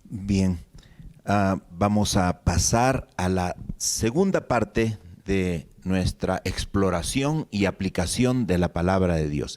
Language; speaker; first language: Spanish; native; Spanish